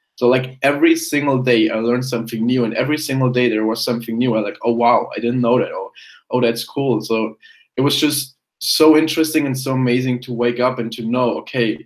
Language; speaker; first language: English; non-native, fluent; German